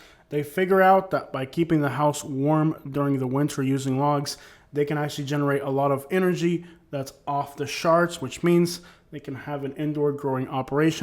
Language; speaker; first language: English; native; English